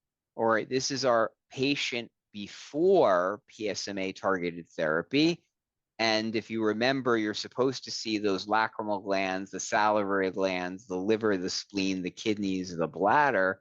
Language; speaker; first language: English; native; English